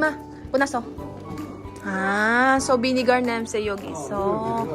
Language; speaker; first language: Korean; non-native, learner; Filipino